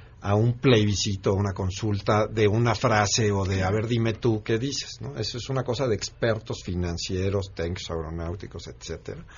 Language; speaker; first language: Spanish; native; Spanish